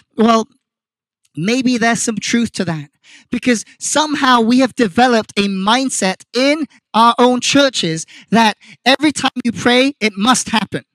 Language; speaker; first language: English; non-native, fluent; Korean